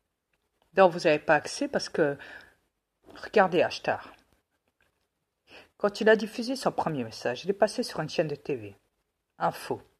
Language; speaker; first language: French; native; French